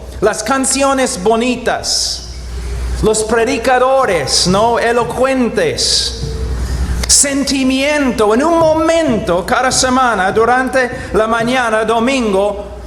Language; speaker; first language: Spanish; non-native, fluent; English